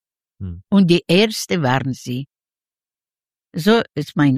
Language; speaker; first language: German; early bilingual, other home language; Yiddish